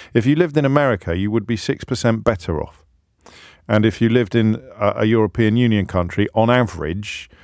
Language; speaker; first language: English; native; English